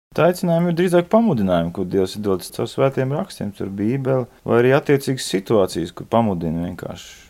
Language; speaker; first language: Latvian; native; Latvian